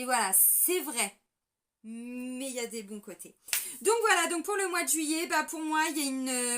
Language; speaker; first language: French; native; French